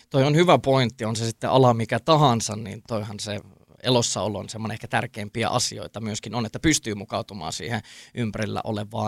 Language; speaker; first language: Finnish; native; Finnish